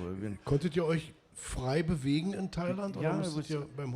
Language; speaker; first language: German; native; German